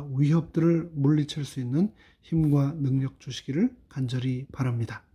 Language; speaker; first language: Korean; native; Korean